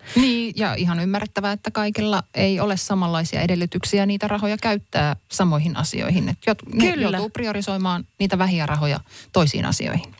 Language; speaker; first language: Finnish; native; Finnish